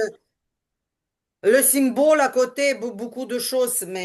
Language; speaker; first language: French; non-native, learner; Ukrainian